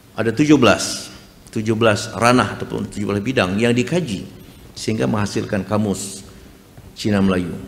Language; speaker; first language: Malay; native; Malay